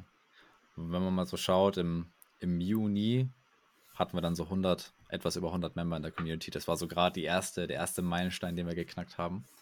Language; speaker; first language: German; native; German